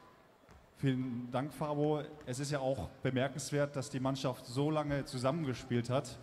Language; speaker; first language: German; native; German